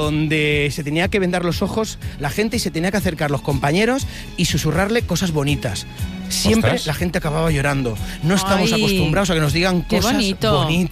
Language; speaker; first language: Spanish; native; Spanish